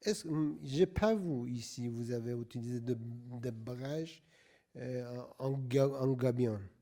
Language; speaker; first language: French; non-native, learner; Persian